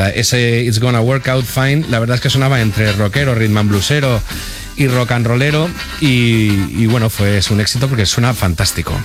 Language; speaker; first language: Spanish; native; Spanish